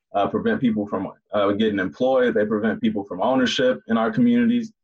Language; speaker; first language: English; native; English